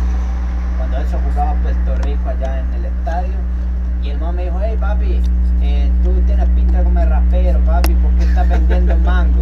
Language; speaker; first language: Spanish; native; Spanish